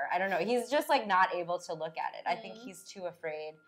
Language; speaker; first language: English; native; English